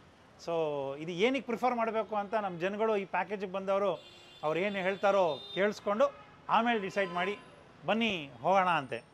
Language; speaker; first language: Kannada; native; Kannada